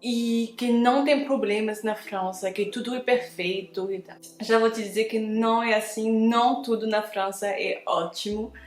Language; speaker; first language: Portuguese; non-native, fluent; French